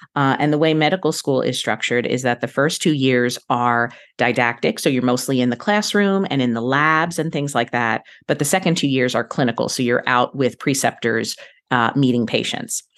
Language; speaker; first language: English; native; English